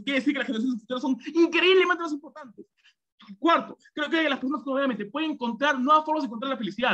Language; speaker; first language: Spanish; native; Spanish